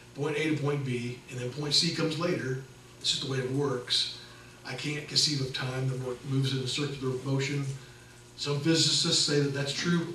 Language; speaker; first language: English; native; English